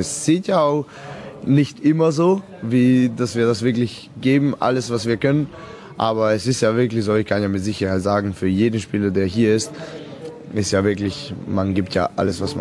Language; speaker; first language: German; non-native, fluent; Serbian